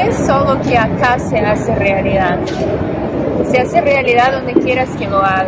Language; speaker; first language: Spanish; non-native, fluent; Portuguese